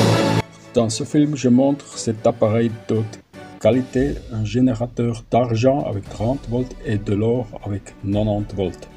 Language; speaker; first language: French; non-native, learner; German